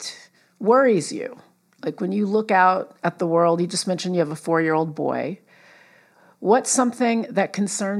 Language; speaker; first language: English; native; English